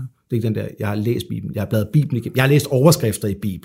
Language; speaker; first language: Danish; native; Danish